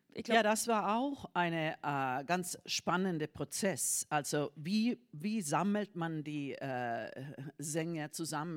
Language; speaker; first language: German; non-native, fluent; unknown